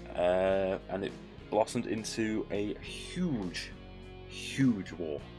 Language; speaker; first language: English; native; English